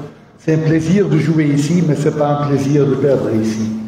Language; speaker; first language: French; non-native, fluent; Dutch